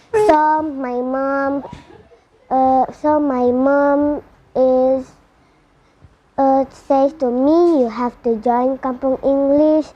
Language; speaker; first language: English; non-native, learner; Indonesian